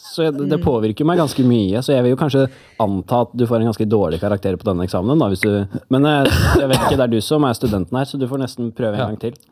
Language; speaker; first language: Norwegian; native; Norwegian